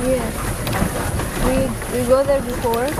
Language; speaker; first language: English; non-native, learner; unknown